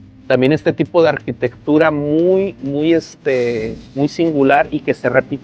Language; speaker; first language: Spanish; native; Spanish